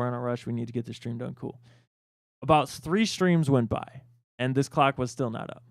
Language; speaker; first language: English; native; English